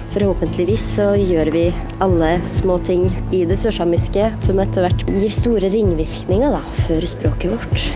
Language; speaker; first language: Norwegian; native; Norwegian